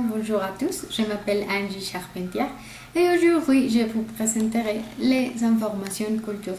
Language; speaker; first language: French; non-native, learner; Spanish